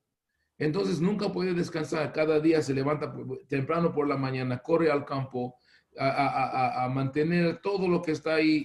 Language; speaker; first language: Spanish; non-native, fluent; Hebrew